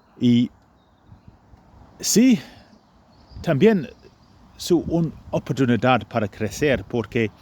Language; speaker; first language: Spanish; non-native, fluent; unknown